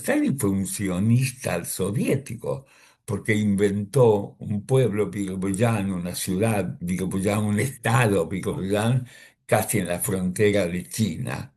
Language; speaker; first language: Spanish; early bilingual, other home language; Russian